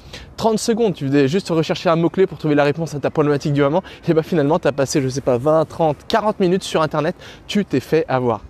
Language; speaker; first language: French; native; French